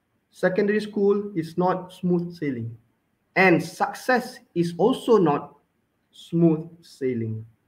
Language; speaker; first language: English; non-native, local second language; Malay